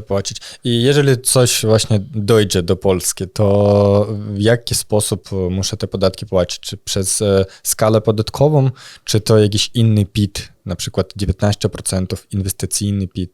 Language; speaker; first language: Polish; non-native, fluent; Russian